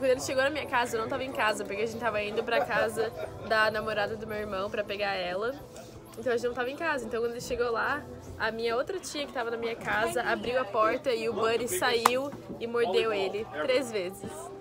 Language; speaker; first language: Portuguese; native; Portuguese